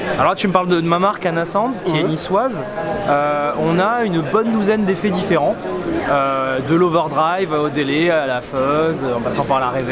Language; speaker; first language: French; native; French